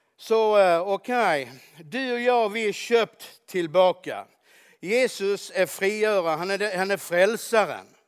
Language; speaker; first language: Swedish; native; Swedish